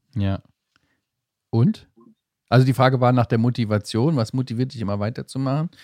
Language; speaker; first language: German; native; German